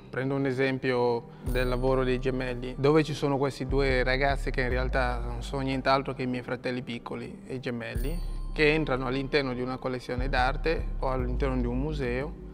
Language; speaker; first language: Italian; non-native, fluent; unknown